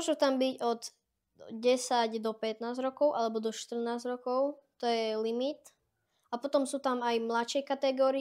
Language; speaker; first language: Slovak; early bilingual, heritage; Slovak